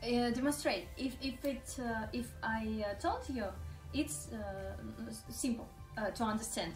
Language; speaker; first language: English; non-native, learner; Russian